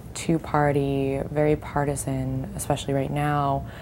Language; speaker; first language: English; native; English